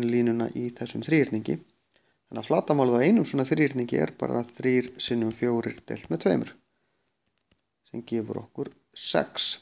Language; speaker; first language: Icelandic; native; Icelandic